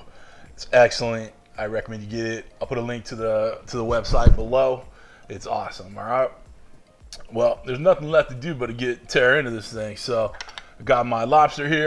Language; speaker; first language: English; native; English